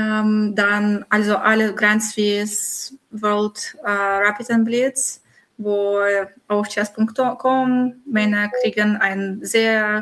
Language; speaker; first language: German; non-native, fluent; Russian